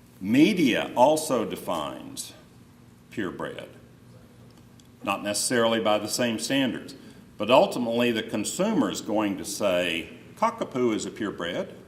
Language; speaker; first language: English; native; English